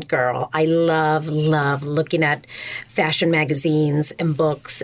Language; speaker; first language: English; non-native, fluent; Spanish